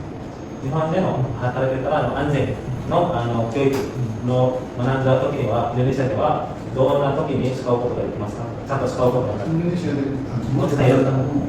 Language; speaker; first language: Japanese; non-native, learner; Indonesian